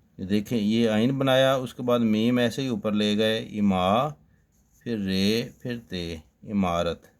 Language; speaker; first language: Urdu; native; Urdu